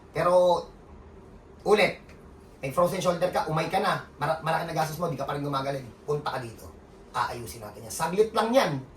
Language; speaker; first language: Filipino; native; Filipino